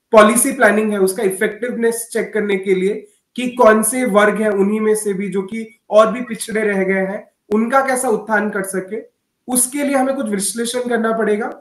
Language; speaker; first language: Hindi; non-native, local second language; Odia